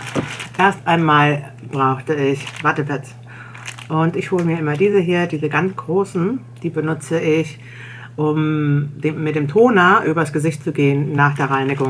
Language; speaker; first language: German; native; German